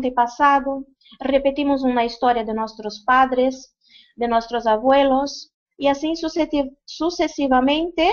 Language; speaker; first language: Spanish; non-native, fluent; Portuguese